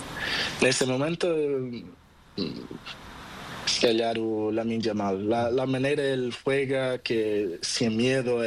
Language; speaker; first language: Spanish; non-native, learner; Portuguese